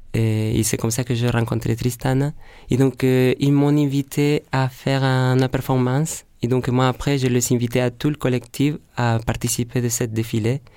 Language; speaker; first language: French; non-native, fluent; Spanish